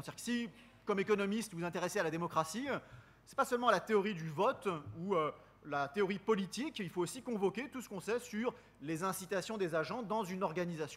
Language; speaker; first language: French; native; French